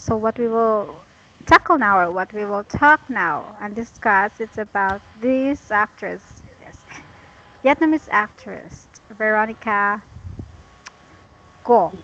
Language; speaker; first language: English; non-native, fluent; Cebuano